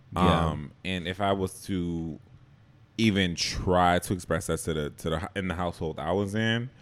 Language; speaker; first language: English; native; English